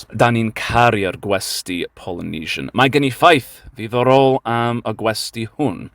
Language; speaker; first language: Welsh; non-native, learner; English